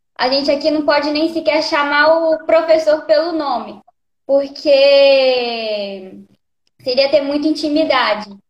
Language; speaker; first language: Portuguese; native; Portuguese